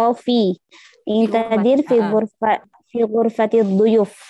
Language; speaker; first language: Arabic; non-native, learner; Indonesian